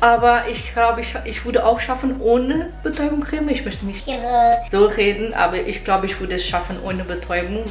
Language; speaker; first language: German; non-native, fluent; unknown